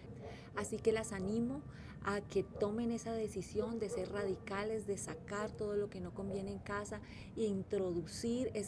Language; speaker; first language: Spanish; native; Spanish